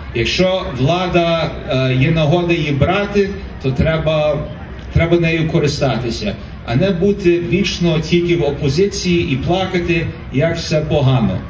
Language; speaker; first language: Ukrainian; early bilingual, heritage; Ukrainian